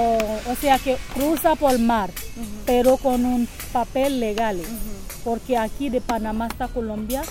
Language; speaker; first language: Spanish; non-native, learner; Haitian Creole